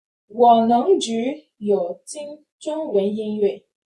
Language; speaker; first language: Chinese; non-native, fluent; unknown